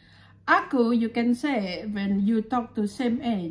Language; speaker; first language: English; non-native, fluent; Indonesian